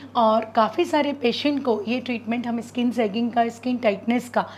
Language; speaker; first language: Hindi; native; Hindi